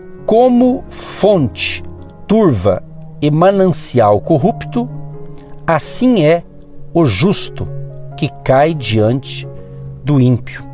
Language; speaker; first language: Portuguese; native; Portuguese